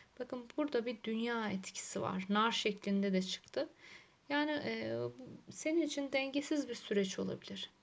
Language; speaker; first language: Turkish; native; Turkish